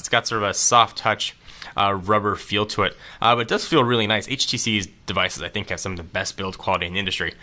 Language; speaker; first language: English; native; English